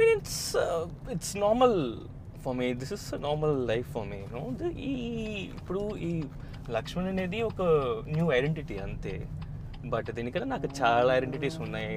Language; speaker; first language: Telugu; non-native, learner; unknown